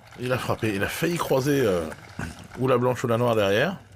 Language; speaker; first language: French; native; French